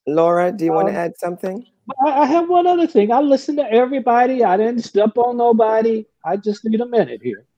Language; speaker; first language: English; native; English